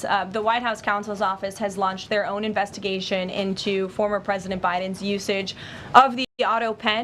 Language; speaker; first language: English; native; English